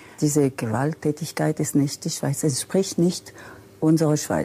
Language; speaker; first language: German; non-native, local second language; French